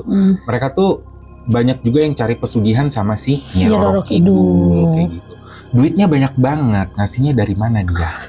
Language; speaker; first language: Indonesian; native; Indonesian